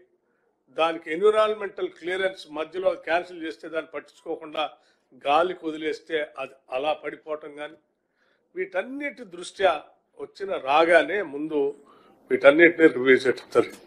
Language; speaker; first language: Telugu; native; Telugu